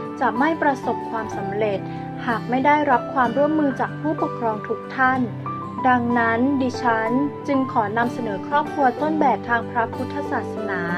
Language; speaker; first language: Thai; native; Thai